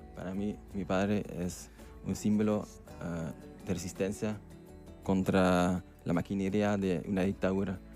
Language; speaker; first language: Spanish; non-native, fluent; Dutch